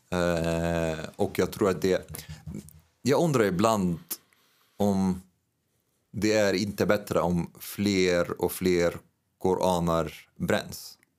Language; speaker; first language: Swedish; non-native, fluent; Arabic